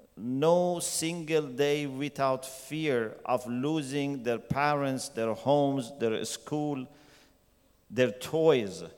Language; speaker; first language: English; non-native, fluent; Persian